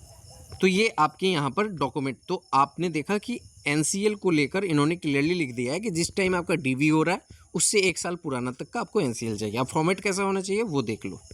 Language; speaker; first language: Hindi; native; Hindi